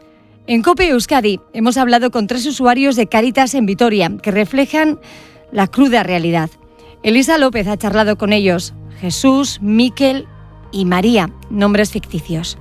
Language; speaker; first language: Spanish; native; Spanish